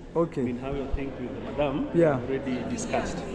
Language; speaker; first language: English; non-native, local second language; Luo (Kenya and Tanzania)